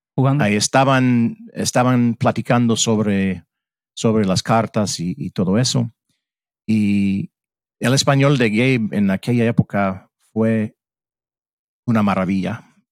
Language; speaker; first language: Spanish; non-native, fluent; English